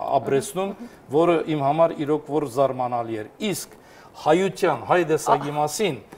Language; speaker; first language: Armenian; early bilingual, heritage; Armenian